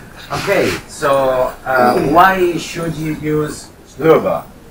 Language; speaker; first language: English; non-native, fluent; Italian